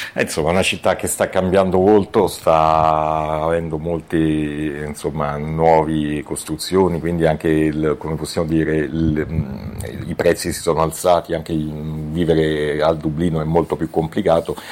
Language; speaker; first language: Italian; native; Italian